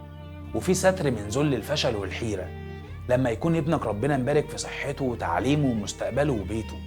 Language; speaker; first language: Arabic; native; Arabic